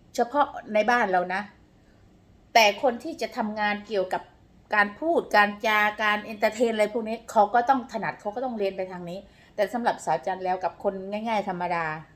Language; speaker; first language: Thai; non-native, local second language; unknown